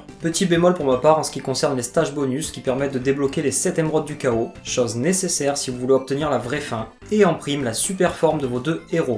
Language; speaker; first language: French; native; French